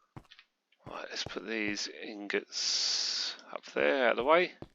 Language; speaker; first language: English; native; English